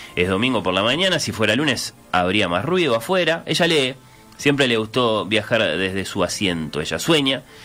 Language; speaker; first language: Spanish; native; Spanish